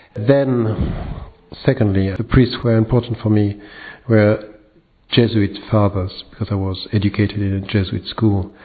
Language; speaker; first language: English; non-native, fluent; French